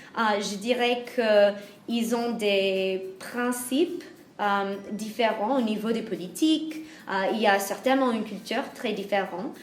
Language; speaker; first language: French; non-native, fluent; English